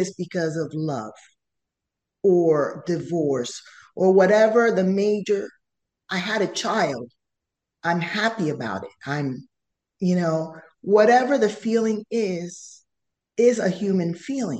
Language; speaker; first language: English; non-native, fluent; Spanish